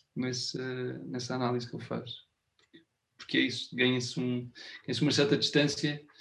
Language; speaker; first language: Portuguese; native; Portuguese